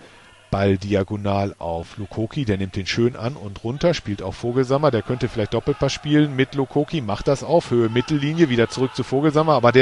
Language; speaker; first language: German; native; German